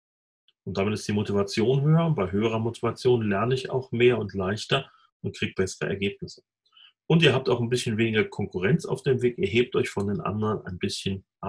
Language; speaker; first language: German; native; German